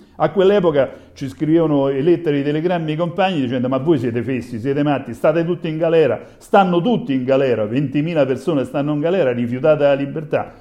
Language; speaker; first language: Italian; native; Italian